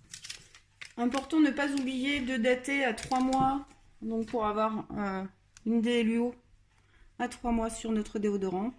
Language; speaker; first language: French; native; French